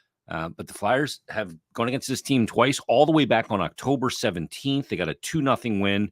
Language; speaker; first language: English; native; English